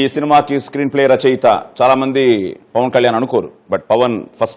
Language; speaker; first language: Telugu; native; Telugu